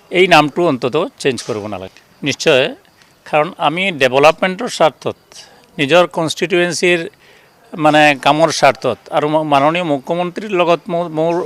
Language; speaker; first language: Assamese; non-native, local second language; Bangla